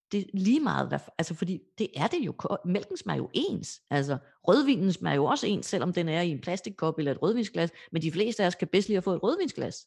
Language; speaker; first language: Danish; native; Danish